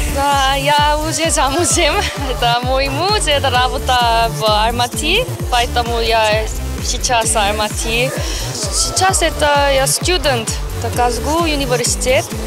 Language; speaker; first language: Russian; non-native, learner; Korean